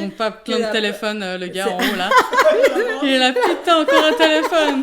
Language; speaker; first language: French; native; French